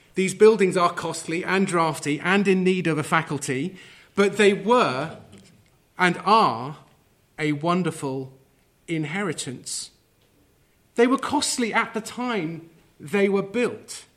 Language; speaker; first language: English; native; English